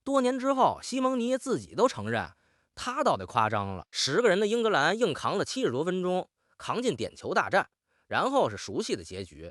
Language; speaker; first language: Chinese; native; Chinese